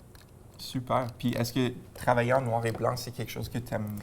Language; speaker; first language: French; native; French